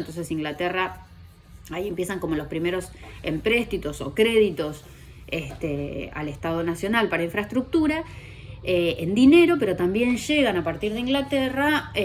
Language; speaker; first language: Spanish; native; Spanish